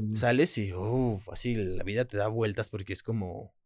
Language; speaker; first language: Spanish; early bilingual, other home language; French